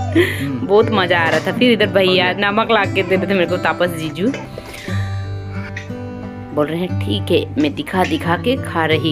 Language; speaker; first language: Hindi; native; Hindi